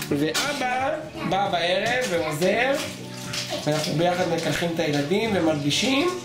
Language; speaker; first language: Hebrew; native; Hebrew